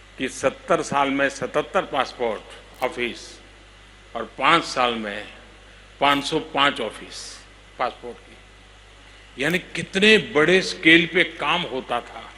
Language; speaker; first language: Hindi; non-native, local second language; Gujarati